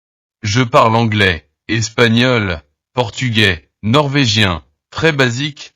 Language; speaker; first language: French; non-native, learner; Portuguese